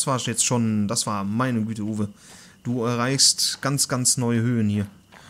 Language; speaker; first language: German; native; German